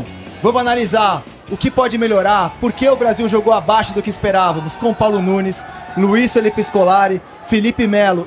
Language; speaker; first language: Portuguese; native; Portuguese